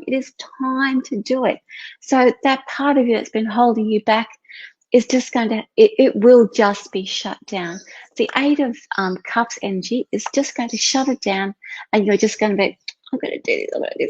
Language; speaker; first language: English; native; English